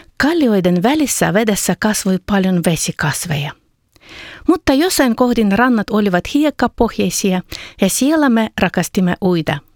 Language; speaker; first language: Finnish; non-native, fluent; Ukrainian